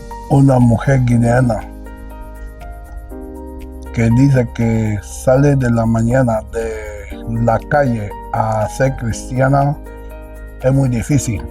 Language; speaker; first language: Spanish; non-native, local second language; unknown